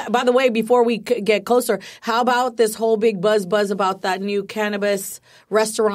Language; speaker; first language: English; native; English